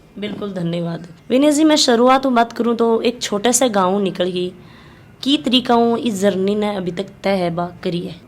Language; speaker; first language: Hindi; native; Hindi